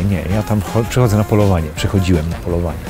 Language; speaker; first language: Polish; native; Polish